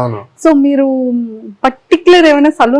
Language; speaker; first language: Telugu; native; Telugu